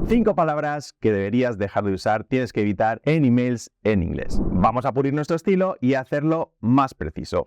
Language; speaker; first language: Spanish; native; Spanish